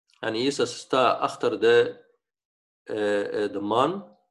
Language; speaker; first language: Dutch; non-native, fluent; Arabic